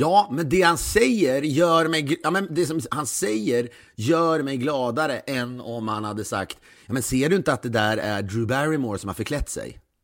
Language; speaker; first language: Swedish; native; Swedish